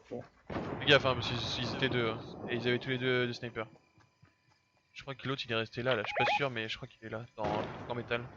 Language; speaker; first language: French; native; French